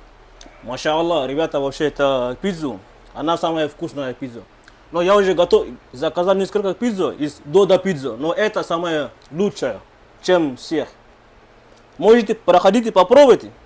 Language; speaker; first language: Russian; non-native, learner; Kyrgyz